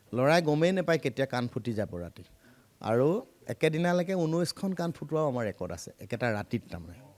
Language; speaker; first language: Assamese; native; Assamese